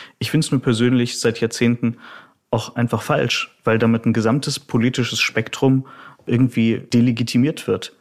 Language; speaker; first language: German; early bilingual, other home language; Russian